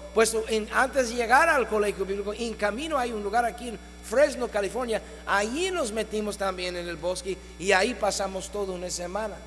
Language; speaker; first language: Spanish; non-native, fluent; English